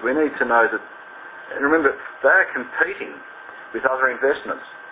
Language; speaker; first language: English; native; English